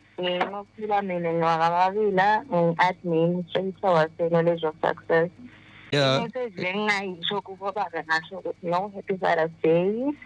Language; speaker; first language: Zulu; non-native, local second language; Swati